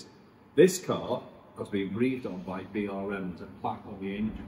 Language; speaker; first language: English; native; English